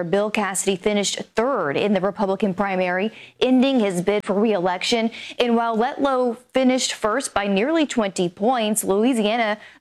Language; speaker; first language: English; native; English